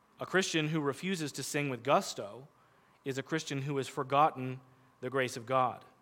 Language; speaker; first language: English; native; English